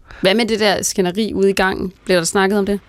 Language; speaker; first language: Danish; native; Danish